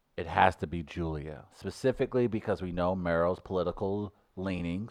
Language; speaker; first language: English; native; English